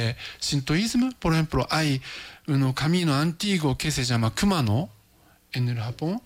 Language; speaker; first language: Spanish; non-native, learner; Japanese